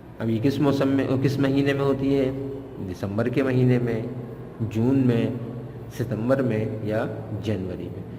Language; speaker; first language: Urdu; native; Urdu